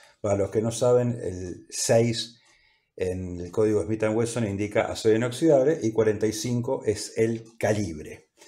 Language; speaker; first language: Spanish; native; Spanish